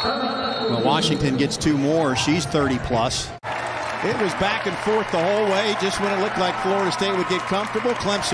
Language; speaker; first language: English; native; English